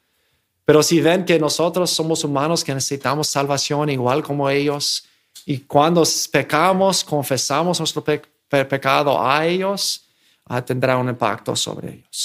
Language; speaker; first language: Spanish; non-native, fluent; English